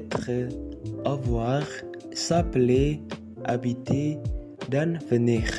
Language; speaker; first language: French; non-native, learner; Indonesian